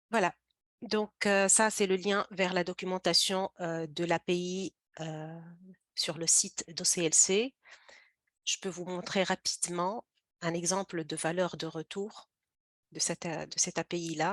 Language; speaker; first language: French; native; French